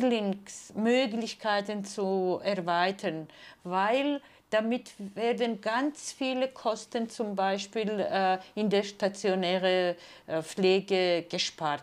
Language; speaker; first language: German; non-native, fluent; Georgian